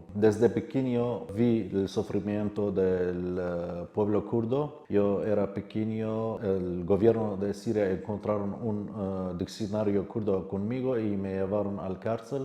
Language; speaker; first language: Spanish; non-native, fluent; Kurdish